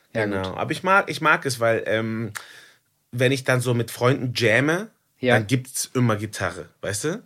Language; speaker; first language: German; non-native, fluent; Spanish